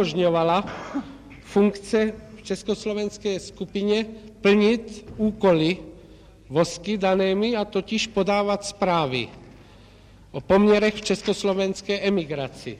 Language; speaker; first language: Czech; native; Czech